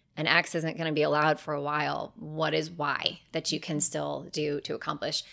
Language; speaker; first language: English; native; English